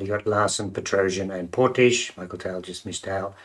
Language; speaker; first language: English; native; English